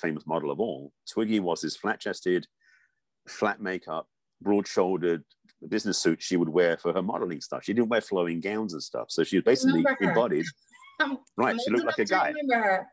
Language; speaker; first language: English; native; English